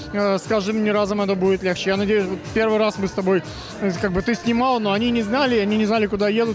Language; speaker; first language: Russian; native; Russian